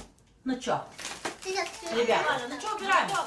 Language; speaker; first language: Russian; native; Russian